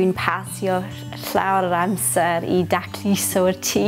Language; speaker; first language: Welsh; non-native, learner; English